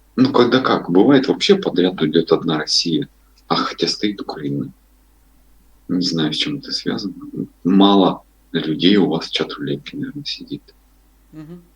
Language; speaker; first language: Russian; native; Russian